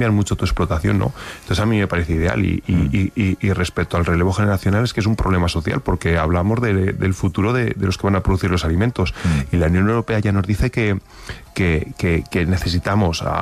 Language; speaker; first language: Spanish; native; Spanish